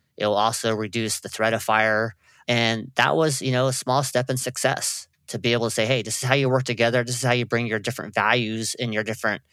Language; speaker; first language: English; native; English